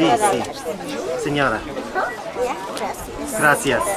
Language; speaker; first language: Spanish; non-native, learner; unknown